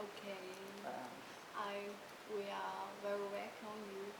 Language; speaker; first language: English; non-native, learner; Chinese